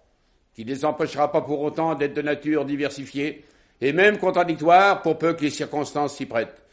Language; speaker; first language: French; native; French